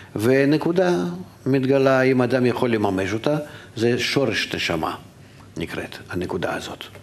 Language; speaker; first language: Hebrew; non-native, fluent; Russian